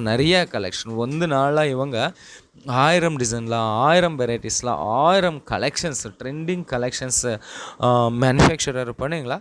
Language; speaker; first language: Tamil; non-native, local second language; Kannada